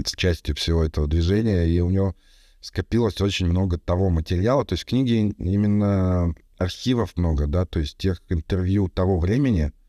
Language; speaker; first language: Russian; native; Russian